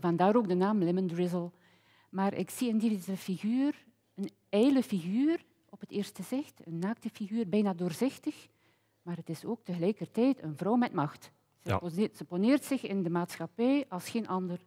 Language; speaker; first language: Dutch; native; Dutch